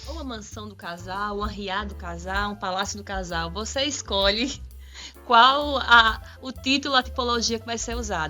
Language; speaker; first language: Portuguese; native; Portuguese